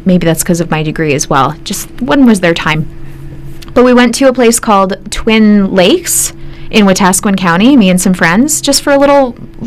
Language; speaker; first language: English; native; English